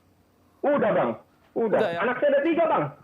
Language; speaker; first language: Indonesian; native; Indonesian